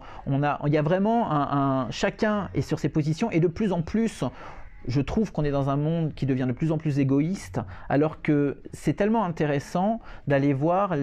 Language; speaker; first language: French; native; French